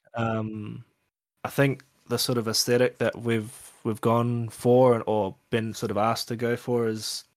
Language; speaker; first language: English; native; English